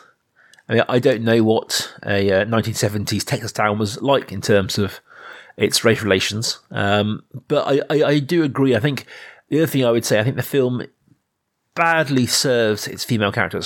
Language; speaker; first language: English; native; English